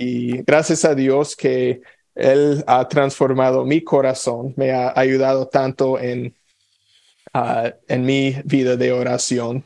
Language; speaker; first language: Spanish; non-native, fluent; English